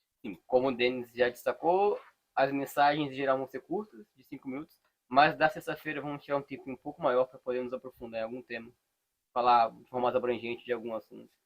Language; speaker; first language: Portuguese; native; Portuguese